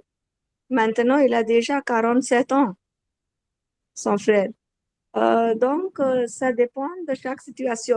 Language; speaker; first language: French; non-native, learner; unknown